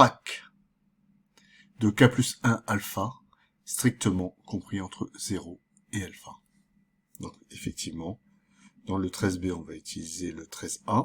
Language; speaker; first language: French; native; French